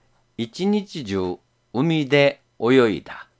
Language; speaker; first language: Japanese; non-native, fluent; Korean